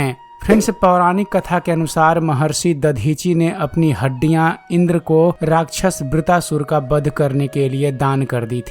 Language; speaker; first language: Hindi; native; Hindi